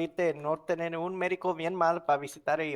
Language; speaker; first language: Spanish; non-native, learner; English